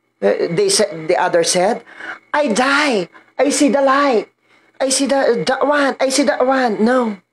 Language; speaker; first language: English; non-native, learner; Filipino